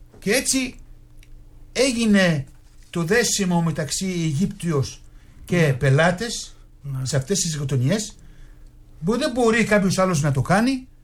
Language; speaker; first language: Greek; non-native, fluent; Arabic